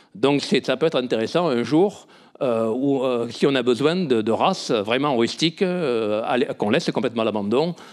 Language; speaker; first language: French; native; French